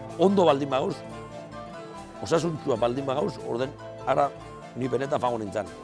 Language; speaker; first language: Basque; non-native, local second language; Spanish